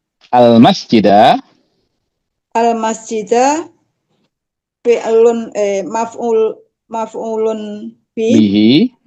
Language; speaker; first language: Arabic; non-native, fluent; Indonesian